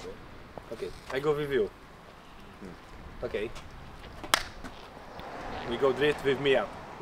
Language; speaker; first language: English; non-native, learner; Polish